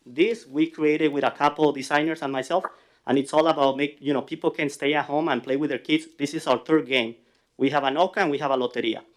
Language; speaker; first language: English; non-native, fluent; Spanish